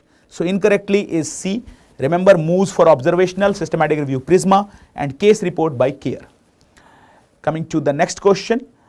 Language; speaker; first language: English; non-native, local second language; Hindi